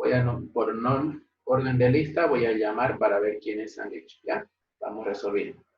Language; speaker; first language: Spanish; native; Spanish